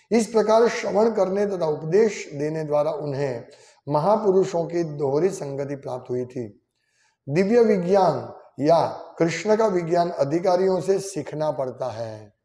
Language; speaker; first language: Hindi; non-native, local second language; Gujarati